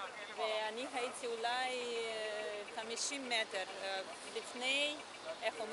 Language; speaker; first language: Hebrew; non-native, learner; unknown